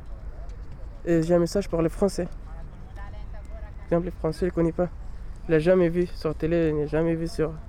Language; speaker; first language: French; non-native, learner; Pashto